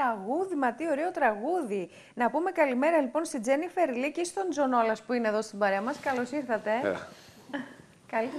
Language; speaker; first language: Greek; native; Greek